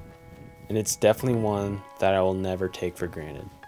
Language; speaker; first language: English; native; English